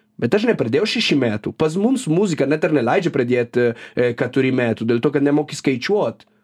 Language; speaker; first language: Lithuanian; non-native, fluent; Italian